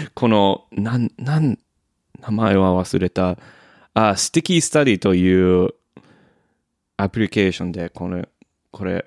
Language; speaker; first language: Japanese; non-native, learner; English